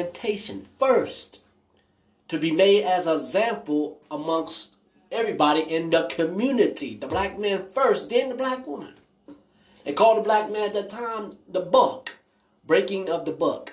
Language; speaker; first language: English; native; English